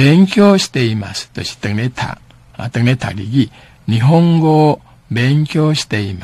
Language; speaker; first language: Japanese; non-native, fluent; Min Nan Chinese